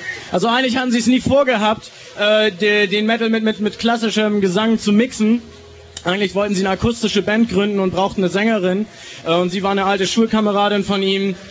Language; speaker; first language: German; native; German